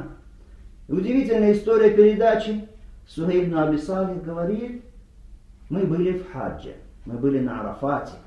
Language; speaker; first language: Russian; native; Russian